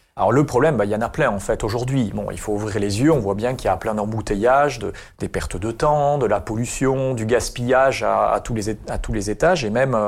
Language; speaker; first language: French; native; French